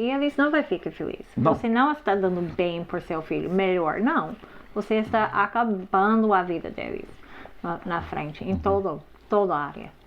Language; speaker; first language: Portuguese; non-native, fluent; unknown